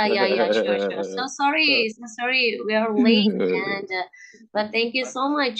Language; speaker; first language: English; non-native, learner; Indonesian